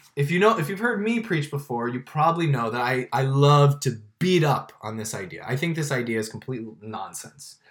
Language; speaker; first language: English; native; English